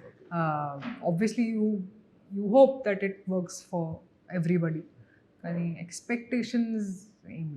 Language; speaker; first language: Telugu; non-native, fluent; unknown